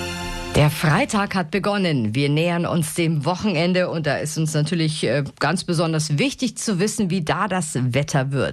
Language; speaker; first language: German; native; German